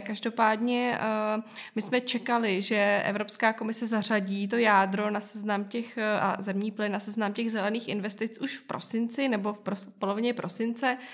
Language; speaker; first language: Czech; native; Czech